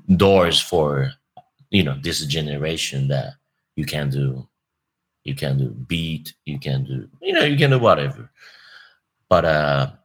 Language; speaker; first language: English; non-native, fluent; Japanese